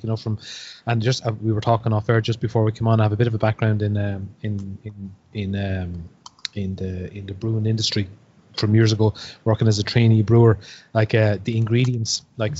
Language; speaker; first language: English; native; English